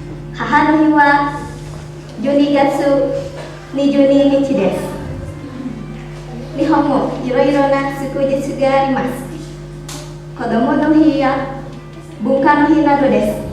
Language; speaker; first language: Japanese; non-native, learner; Indonesian